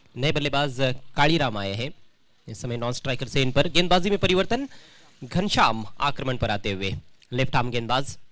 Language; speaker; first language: Hindi; non-native, local second language; Marathi